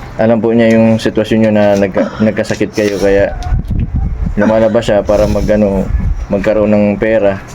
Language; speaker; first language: Filipino; native; Filipino